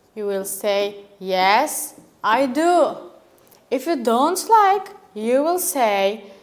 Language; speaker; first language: English; non-native, fluent; Turkish